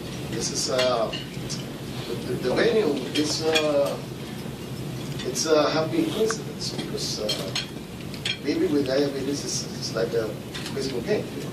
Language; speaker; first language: English; non-native, learner; Spanish